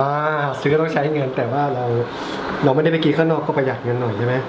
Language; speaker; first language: Thai; native; Thai